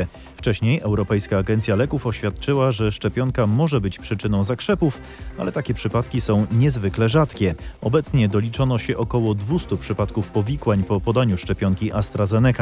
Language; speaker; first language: Polish; native; Polish